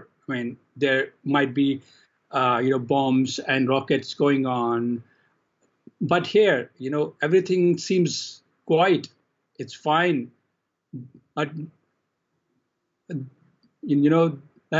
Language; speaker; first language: English; non-native, local second language; Kashmiri